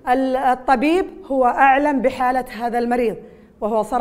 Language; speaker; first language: Arabic; native; Arabic